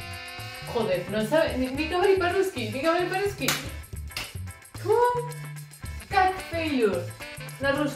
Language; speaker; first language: Russian; non-native, learner; Spanish